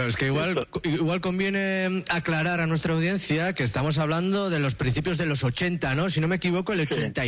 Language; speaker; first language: Spanish; native; Spanish